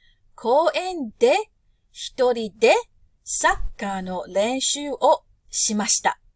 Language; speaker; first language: Japanese; non-native, fluent; English